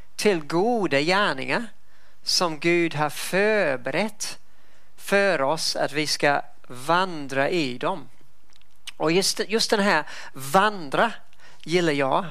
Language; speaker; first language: Swedish; non-native, fluent; English